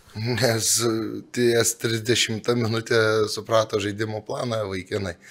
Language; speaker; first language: Lithuanian; native; Lithuanian